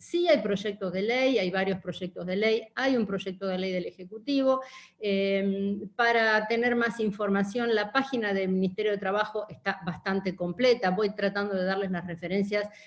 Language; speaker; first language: Spanish; native; Spanish